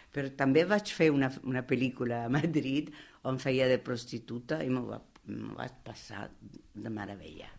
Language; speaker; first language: Catalan; non-native, fluent; Italian